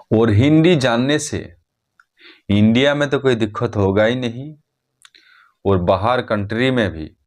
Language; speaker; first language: Hindi; non-native, fluent; Bangla